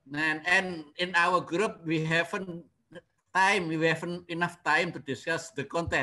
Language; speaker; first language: English; non-native, learner; Indonesian